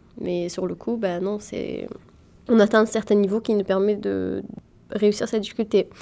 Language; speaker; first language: French; early bilingual, other home language; Arabic